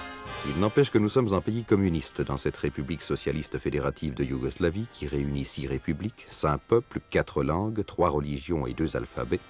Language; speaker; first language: French; native; French